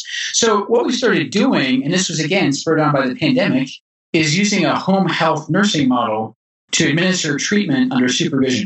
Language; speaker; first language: English; native; English